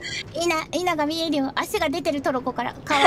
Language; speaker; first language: Japanese; native; Japanese